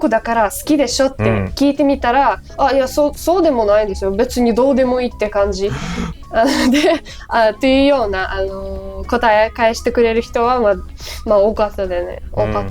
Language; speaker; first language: Japanese; non-native, fluent; Ukrainian